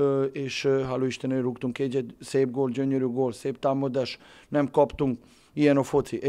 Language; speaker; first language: Hungarian; non-native, fluent; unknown